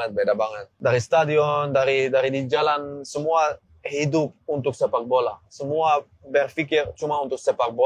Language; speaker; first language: Indonesian; non-native, learner; Dutch